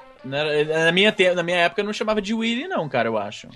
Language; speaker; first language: Portuguese; early bilingual, heritage; Portuguese